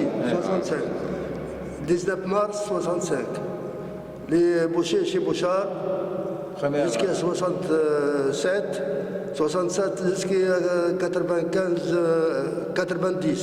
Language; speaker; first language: French; non-native, learner; Arabic